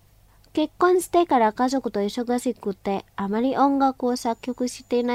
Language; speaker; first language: Japanese; non-native, fluent; Indonesian